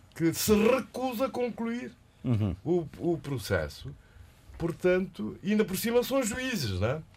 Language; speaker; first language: Portuguese; non-native, local second language; Kabuverdianu